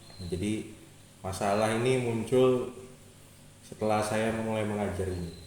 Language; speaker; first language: Indonesian; native; Indonesian